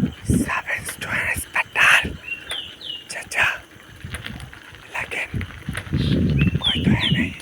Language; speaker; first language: Hindi; non-native, local second language; Bangla